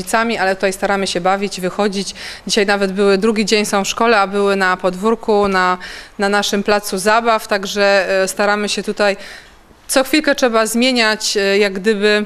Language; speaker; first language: Polish; native; Polish